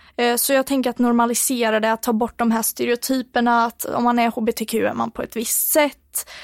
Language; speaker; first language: Swedish; early bilingual, other home language; Romanian